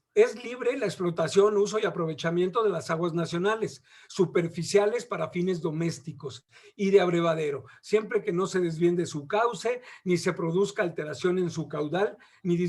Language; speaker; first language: Spanish; native; Spanish